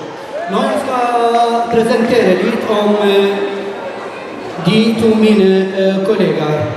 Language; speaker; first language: Norwegian; non-native, learner; Arabic